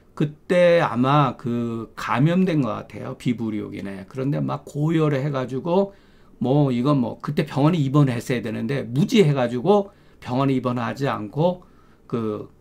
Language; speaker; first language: Korean; native; Korean